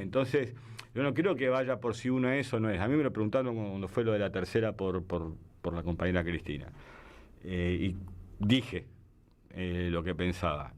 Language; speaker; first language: Spanish; native; Spanish